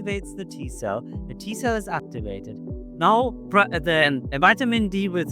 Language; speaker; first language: English; non-native, fluent; German